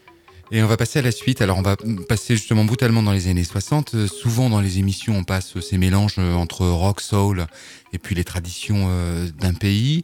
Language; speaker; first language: French; native; French